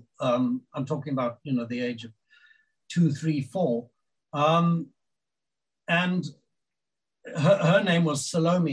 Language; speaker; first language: English; native; English